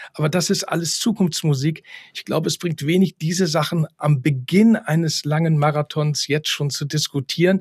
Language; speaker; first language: German; native; German